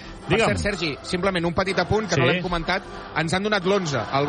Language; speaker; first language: Catalan; native; Catalan